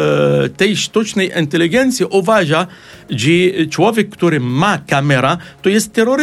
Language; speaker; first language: Polish; non-native, fluent; Arabic